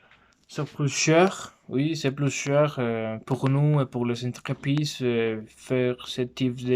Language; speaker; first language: French; non-native, learner; Spanish